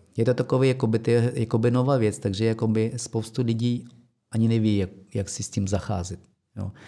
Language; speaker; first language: Czech; non-native, fluent; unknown